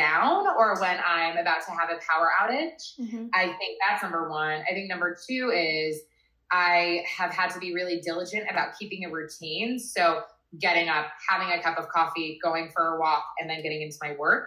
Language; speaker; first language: English; native; English